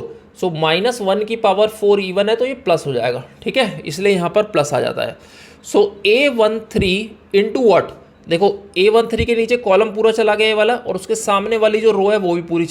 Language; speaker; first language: Hindi; native; Hindi